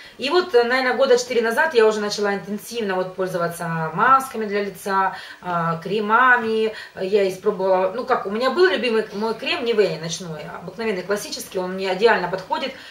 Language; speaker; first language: Russian; native; Russian